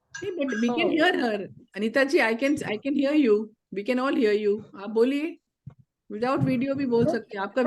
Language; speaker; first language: Hindi; native; Hindi